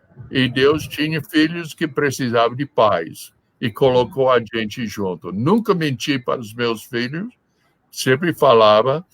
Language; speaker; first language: Portuguese; non-native, fluent; English